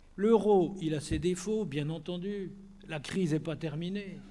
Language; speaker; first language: French; native; French